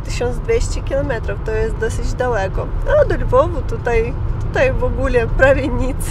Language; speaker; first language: Polish; non-native, learner; Ukrainian